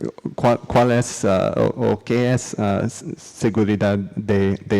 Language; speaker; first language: Spanish; non-native, learner; English